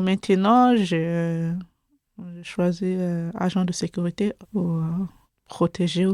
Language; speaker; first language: French; non-native, learner; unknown